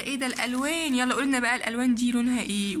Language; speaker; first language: Arabic; native; Arabic